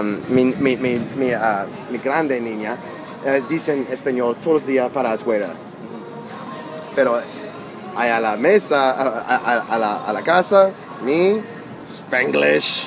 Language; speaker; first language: Spanish; early bilingual, heritage; Spanish